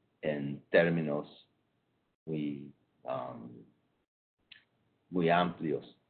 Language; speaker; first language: Spanish; non-native, fluent; English